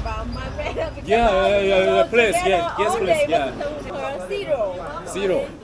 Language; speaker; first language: English; non-native, learner; Korean